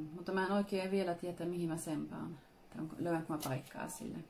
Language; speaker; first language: Finnish; early bilingual, heritage; Finnish